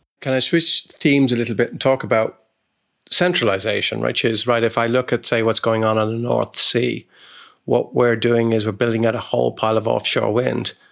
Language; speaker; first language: English; native; English